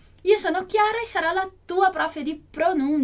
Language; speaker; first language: Italian; non-native, fluent; Portuguese